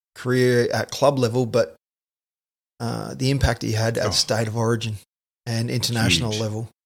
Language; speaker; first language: English; native; English